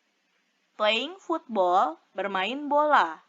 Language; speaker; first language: English; non-native, fluent; Indonesian